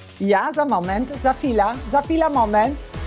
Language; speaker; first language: Polish; non-native, learner; Italian